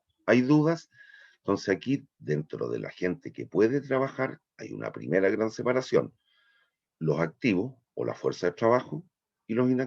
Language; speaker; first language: Spanish; native; Spanish